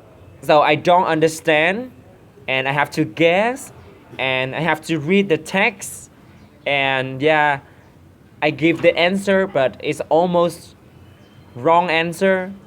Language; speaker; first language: English; non-native, learner; Vietnamese